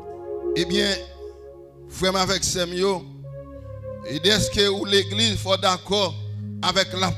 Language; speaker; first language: French; non-native, learner; Haitian Creole